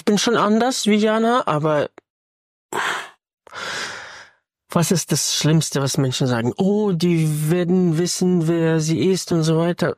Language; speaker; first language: German; non-native, fluent; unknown